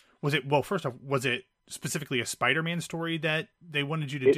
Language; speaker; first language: English; native; English